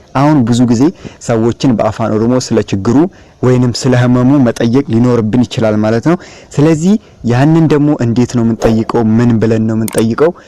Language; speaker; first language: Amharic; non-native, local second language; Oromo